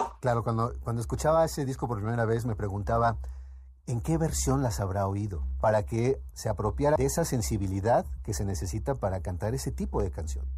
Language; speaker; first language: Spanish; native; Spanish